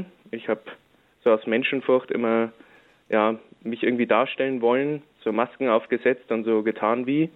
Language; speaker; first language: German; native; German